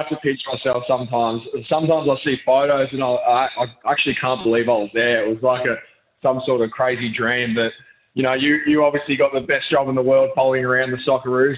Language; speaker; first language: English; native; English